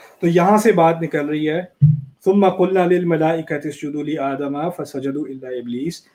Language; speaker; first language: Urdu; early bilingual, heritage; Urdu